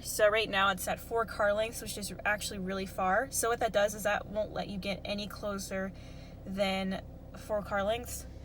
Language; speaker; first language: English; native; English